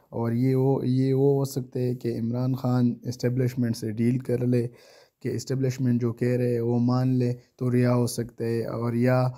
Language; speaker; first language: Urdu; non-native, local second language; Pashto